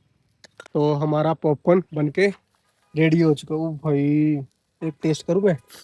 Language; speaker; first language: Hindi; non-native, local second language; Punjabi